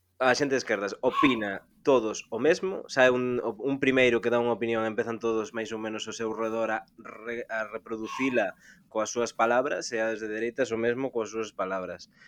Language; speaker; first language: Galician; native; Galician